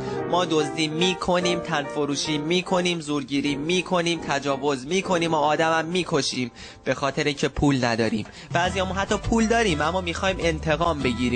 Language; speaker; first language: Persian; native; Persian